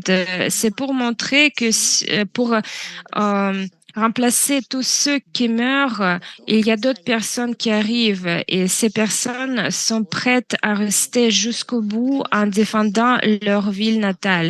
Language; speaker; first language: French; non-native, fluent; Russian